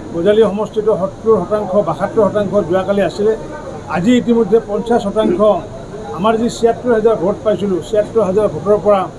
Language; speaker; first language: Assamese; native; Assamese